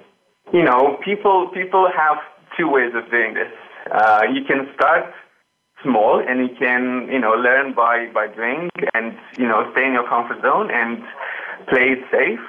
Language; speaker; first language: English; non-native, fluent; Romanian